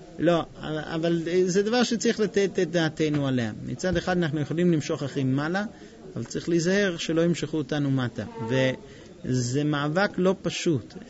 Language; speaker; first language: Hebrew; non-native, fluent; English